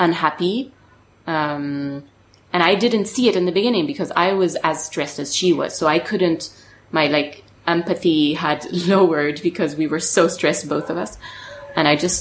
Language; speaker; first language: English; non-native, fluent; French